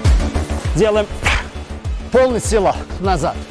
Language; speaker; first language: Russian; non-native, fluent; Azerbaijani